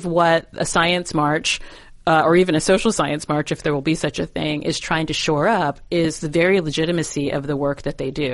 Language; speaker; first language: English; native; English